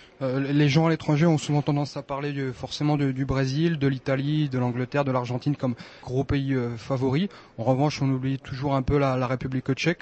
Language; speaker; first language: French; native; French